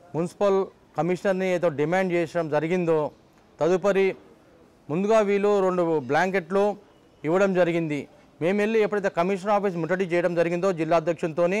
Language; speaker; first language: Telugu; native; Telugu